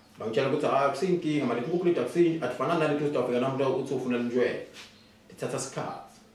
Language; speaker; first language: Zulu; non-native, local second language; Swati